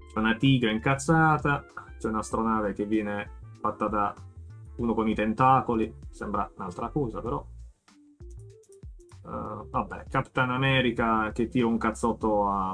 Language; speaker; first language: Italian; native; Italian